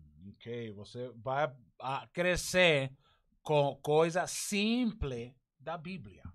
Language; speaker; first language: Portuguese; non-native, learner; Spanish